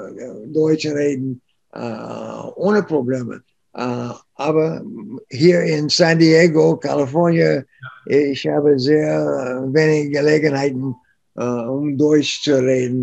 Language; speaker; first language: German; non-native, learner; English